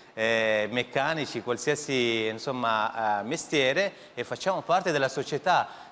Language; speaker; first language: Italian; early bilingual, other home language; Persian